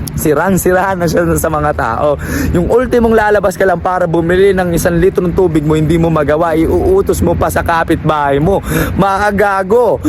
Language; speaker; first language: Filipino; non-native, local second language; Pampanga